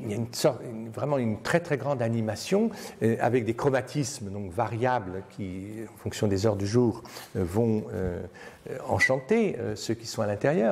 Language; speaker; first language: French; native; French